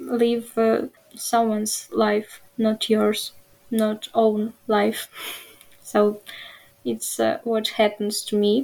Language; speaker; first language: English; non-native, learner; Ukrainian